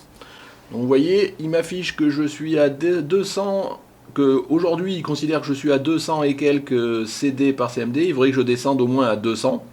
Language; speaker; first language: French; native; French